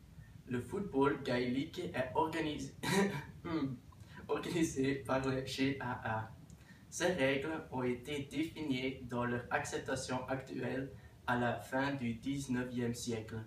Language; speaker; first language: French; non-native, learner; Dutch